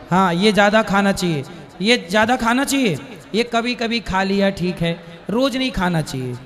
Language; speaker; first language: Hindi; native; Hindi